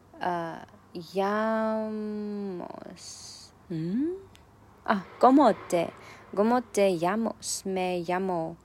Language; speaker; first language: Spanish; non-native, learner; Chinese